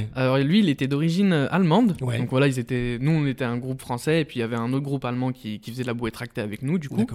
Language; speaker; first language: French; native; French